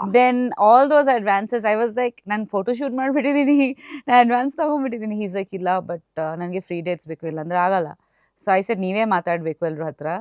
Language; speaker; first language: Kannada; non-native, fluent; Bangla